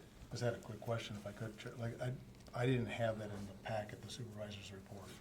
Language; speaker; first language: English; native; English